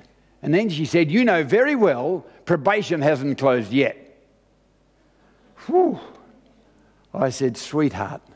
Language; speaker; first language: English; native; English